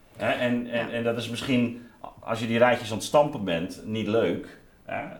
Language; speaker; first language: Dutch; native; Dutch